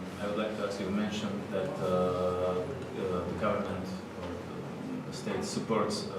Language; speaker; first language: English; non-native, fluent; Slovak